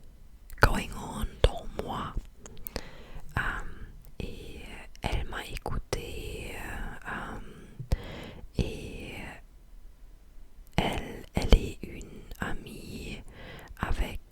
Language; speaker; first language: French; non-native, fluent; English